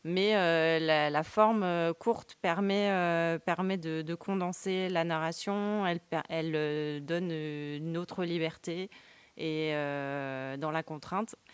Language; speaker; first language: French; native; French